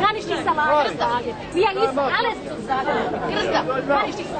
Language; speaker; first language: German; non-native, learner; Croatian